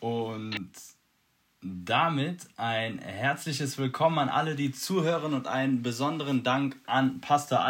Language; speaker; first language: German; native; German